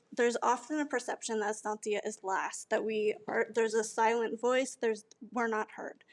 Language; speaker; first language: English; native; English